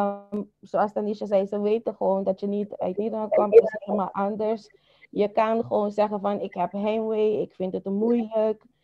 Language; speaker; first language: Dutch; non-native, local second language; Papiamento